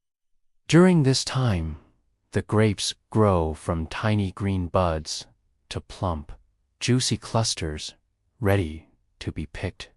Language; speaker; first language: English; native; English